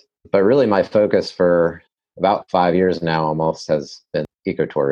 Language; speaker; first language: English; native; English